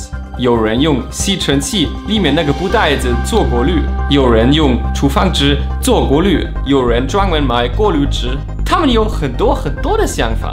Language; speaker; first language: Chinese; non-native, fluent; German